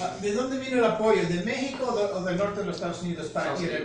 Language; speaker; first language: Spanish; native; Spanish